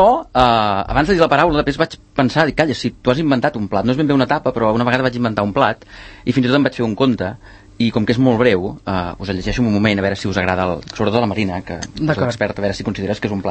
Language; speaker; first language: Catalan; native; Catalan